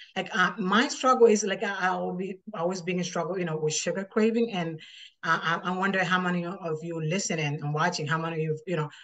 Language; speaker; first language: English; non-native, fluent; Spanish